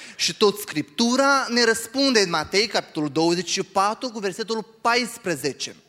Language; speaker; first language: Romanian; native; Romanian